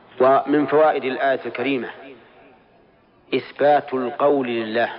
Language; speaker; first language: Arabic; native; Arabic